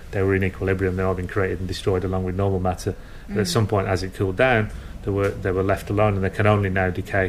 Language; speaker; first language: English; native; English